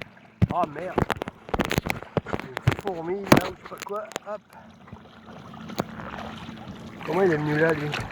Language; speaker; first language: French; native; French